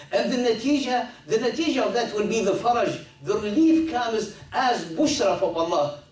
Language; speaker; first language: English; non-native, fluent; Arabic